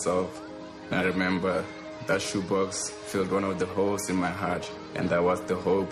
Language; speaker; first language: English; non-native, local second language; Southern Sotho